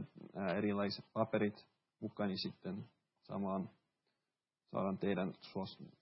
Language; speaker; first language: Finnish; early bilingual, heritage; Finnish